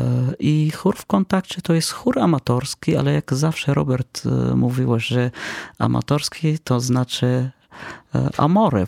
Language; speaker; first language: Polish; non-native, fluent; Arabic